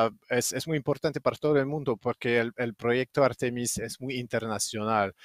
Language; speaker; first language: Spanish; non-native, fluent; French